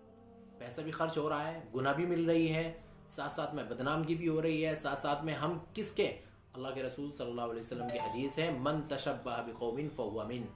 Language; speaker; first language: Urdu; native; Urdu